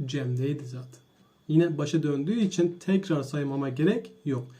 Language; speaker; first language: Turkish; native; Turkish